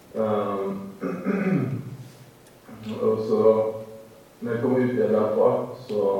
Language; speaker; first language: Norwegian; native; Norwegian